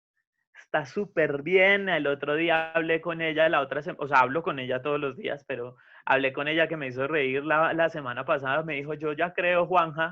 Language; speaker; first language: Spanish; native; Spanish